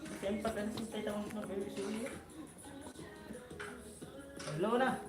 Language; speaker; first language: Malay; non-native, local second language; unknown